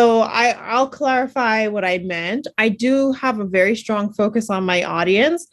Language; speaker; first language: English; native; English